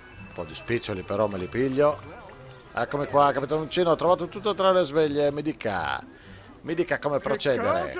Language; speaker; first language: Italian; native; Italian